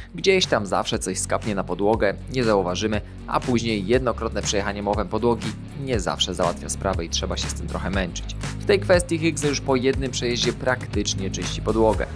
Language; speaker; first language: Polish; native; Polish